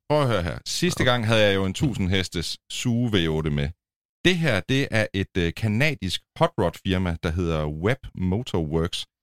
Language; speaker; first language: Danish; native; Danish